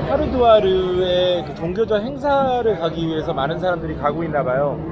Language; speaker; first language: Korean; native; Korean